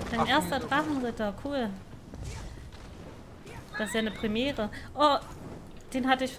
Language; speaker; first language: German; native; German